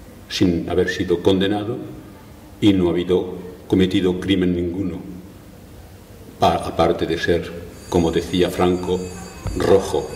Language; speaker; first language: Spanish; early bilingual, heritage; Spanish